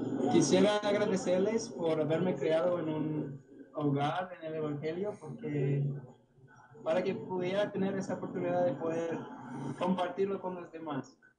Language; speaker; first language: Spanish; non-native, fluent; English